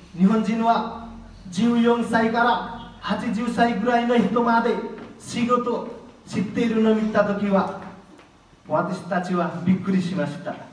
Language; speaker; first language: Japanese; non-native, learner; Nepali